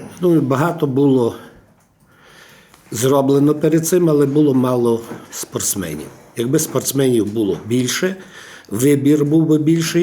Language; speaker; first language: Ukrainian; native; Ukrainian